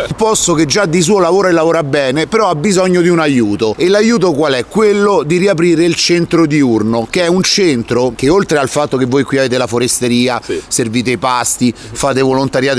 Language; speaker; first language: Italian; native; Italian